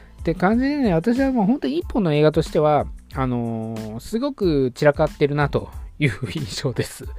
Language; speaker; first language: Japanese; native; Japanese